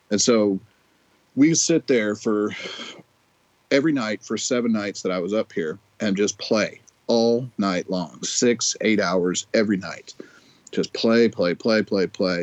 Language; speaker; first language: English; native; English